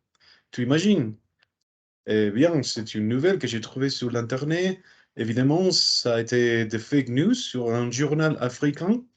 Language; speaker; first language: French; non-native, learner; Spanish